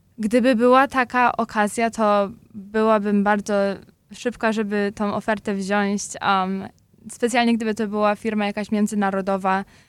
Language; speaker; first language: Polish; early bilingual, heritage; Polish